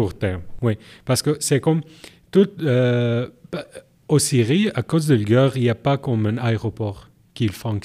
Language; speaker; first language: French; non-native, learner; Arabic